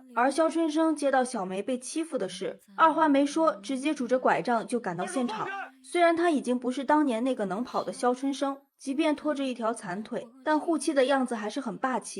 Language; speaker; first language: Chinese; native; Chinese